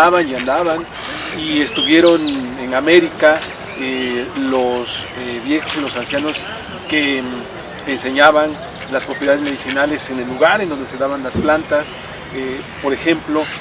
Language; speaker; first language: Spanish; native; Spanish